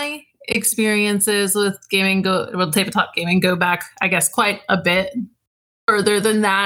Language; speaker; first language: English; native; English